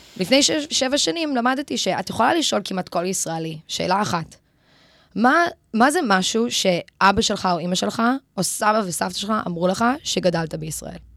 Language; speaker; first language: Hebrew; early bilingual, other home language; English